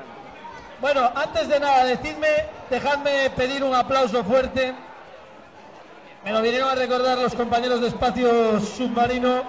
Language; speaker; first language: Spanish; native; Spanish